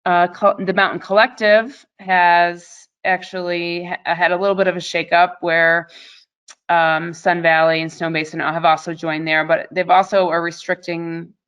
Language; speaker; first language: English; native; English